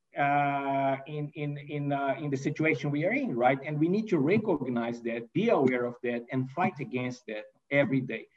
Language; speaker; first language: English; non-native, fluent; Portuguese